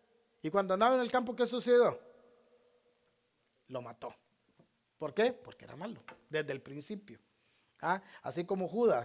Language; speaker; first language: Spanish; native; Spanish